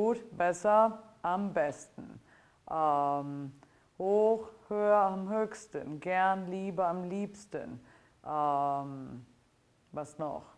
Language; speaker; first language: German; non-native, fluent; Italian